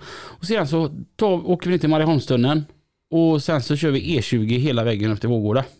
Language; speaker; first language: Swedish; native; Swedish